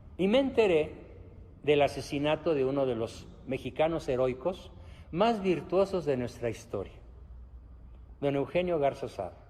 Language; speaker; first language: Spanish; native; Spanish